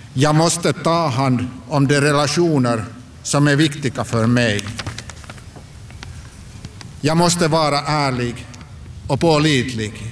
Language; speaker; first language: Swedish; non-native, local second language; Finnish